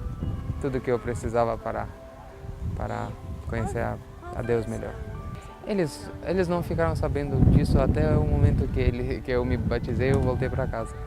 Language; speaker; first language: Portuguese; non-native, fluent; Albanian